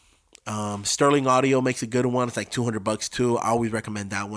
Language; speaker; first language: English; native; English